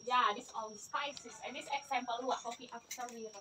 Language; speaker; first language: English; non-native, learner; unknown